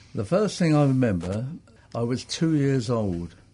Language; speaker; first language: English; native; English